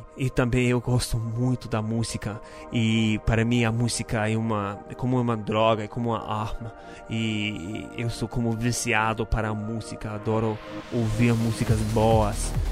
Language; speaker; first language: Portuguese; non-native, fluent; English